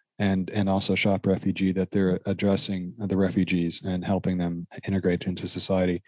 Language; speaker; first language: English; native; English